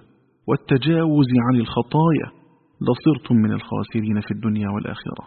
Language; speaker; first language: Arabic; native; Arabic